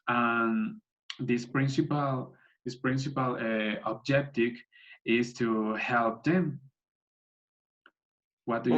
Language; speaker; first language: English; non-native, learner; Spanish